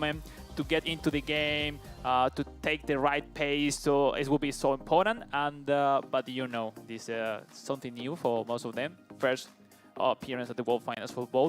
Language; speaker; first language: English; non-native, fluent; Spanish